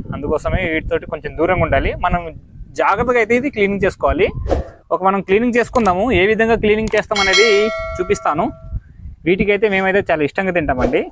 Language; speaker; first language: Telugu; non-native, local second language; Odia